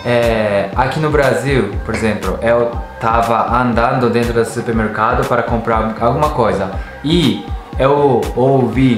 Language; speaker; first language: Portuguese; non-native, learner; Japanese